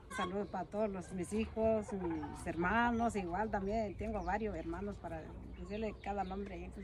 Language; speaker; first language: Spanish; non-native, local second language; Mixtepec Mixtec